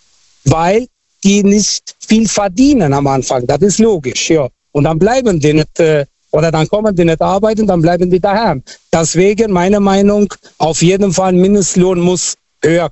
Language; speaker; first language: German; non-native, local second language; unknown